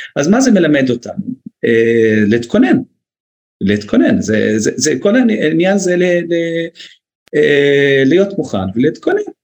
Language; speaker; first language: Hebrew; non-native, local second language; Arabic